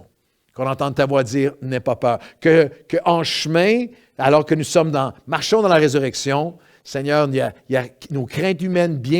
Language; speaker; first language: French; native; French